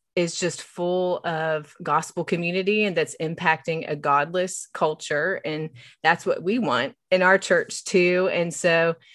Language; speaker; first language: English; native; English